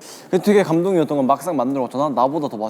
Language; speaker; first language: Korean; native; Korean